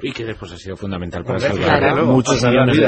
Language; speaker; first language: Spanish; native; Spanish